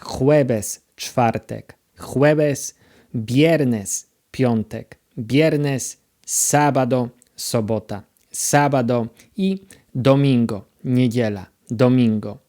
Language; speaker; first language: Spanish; non-native, fluent; Polish